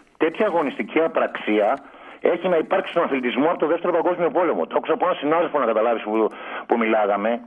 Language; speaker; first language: Greek; native; Greek